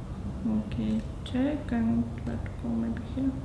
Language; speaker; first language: English; non-native, learner; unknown